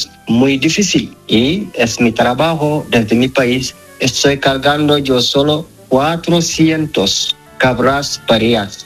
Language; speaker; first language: Spanish; non-native, learner; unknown